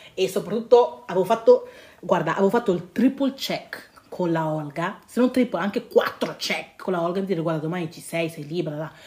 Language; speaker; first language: Italian; early bilingual, other home language; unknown